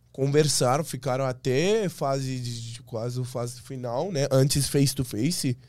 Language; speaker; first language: Portuguese; non-native, fluent; Persian